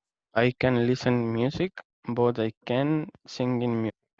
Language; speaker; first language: English; non-native, learner; Spanish